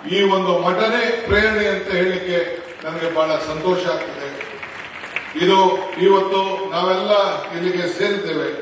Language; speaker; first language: Kannada; native; Kannada